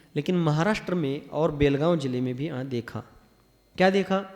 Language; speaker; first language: Hindi; non-native, local second language; Marathi